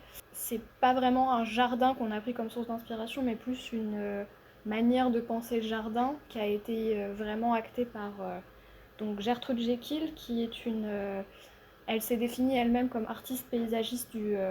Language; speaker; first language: French; native; French